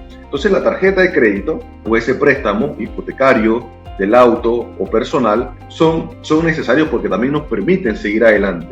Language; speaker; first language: Spanish; native; Spanish